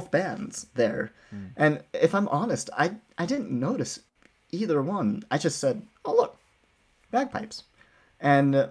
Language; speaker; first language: English; native; English